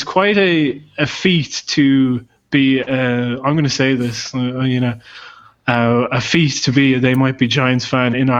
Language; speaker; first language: English; native; English